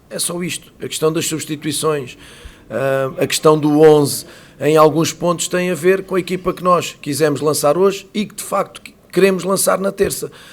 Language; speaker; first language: Portuguese; native; Portuguese